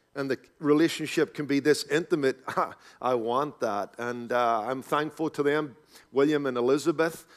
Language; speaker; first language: English; native; English